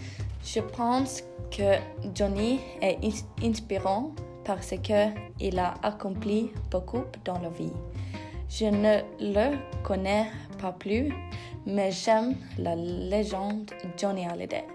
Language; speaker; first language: French; non-native, learner; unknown